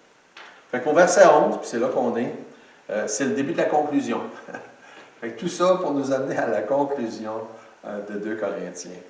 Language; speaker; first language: French; native; French